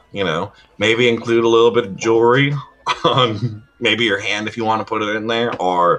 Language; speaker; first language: English; native; English